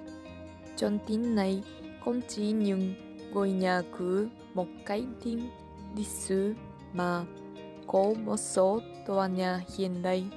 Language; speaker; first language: Vietnamese; non-native, learner; Japanese